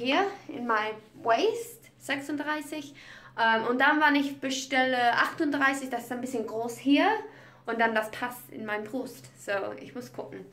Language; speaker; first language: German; non-native, learner; English